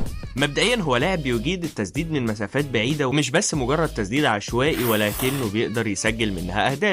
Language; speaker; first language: Arabic; native; Arabic